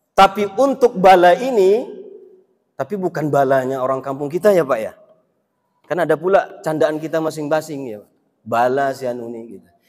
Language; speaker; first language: Indonesian; non-native, local second language; Minangkabau